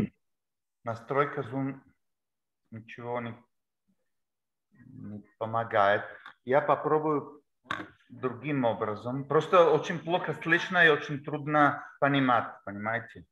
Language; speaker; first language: Russian; non-native, learner; Bulgarian